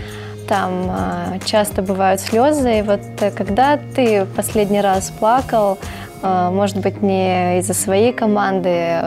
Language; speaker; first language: Russian; native; Russian